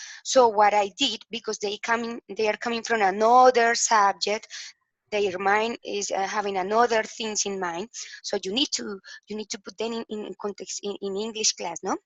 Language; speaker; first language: English; non-native, learner; Spanish